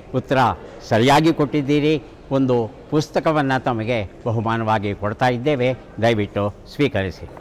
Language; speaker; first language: Kannada; native; Kannada